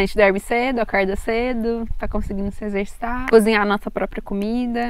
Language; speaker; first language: Portuguese; native; Portuguese